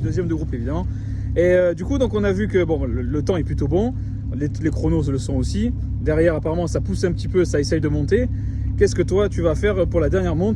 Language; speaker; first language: French; native; French